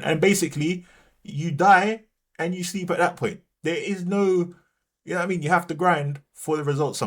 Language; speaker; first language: English; native; English